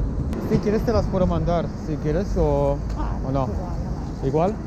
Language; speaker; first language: Spanish; non-native, learner; English